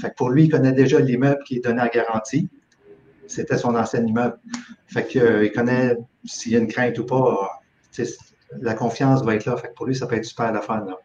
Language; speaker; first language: French; native; French